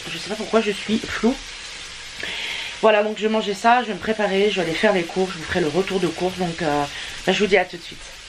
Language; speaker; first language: French; native; French